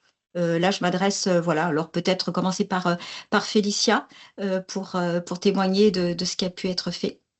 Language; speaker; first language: French; native; French